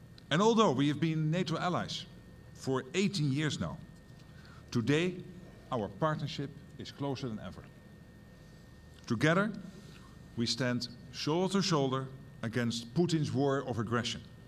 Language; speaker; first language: English; non-native, fluent; Dutch